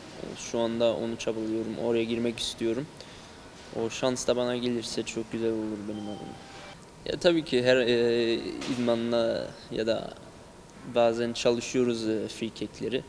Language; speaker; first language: Turkish; early bilingual, heritage; Turkish